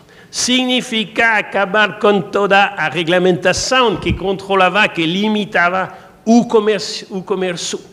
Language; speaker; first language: Portuguese; non-native, learner; French